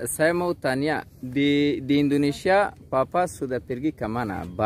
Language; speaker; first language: Indonesian; non-native, learner; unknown